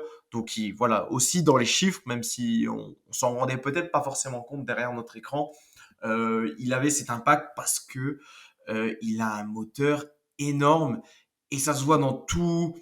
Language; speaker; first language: French; native; French